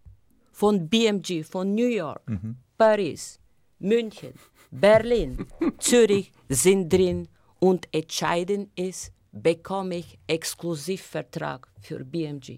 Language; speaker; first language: German; non-native, fluent; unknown